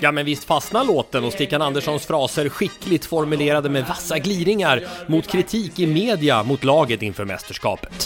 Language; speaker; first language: Swedish; native; Swedish